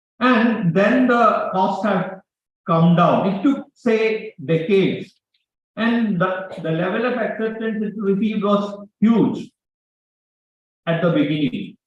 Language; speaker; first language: English; non-native, local second language; Malayalam